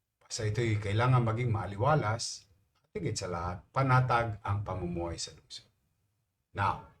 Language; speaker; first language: Filipino; native; Filipino